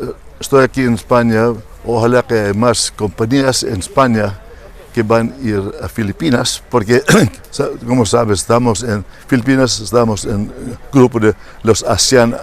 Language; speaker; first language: Spanish; non-native, fluent; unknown